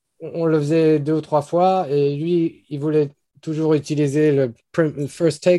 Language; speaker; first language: French; non-native, fluent; English